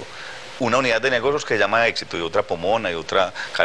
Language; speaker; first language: Spanish; native; Spanish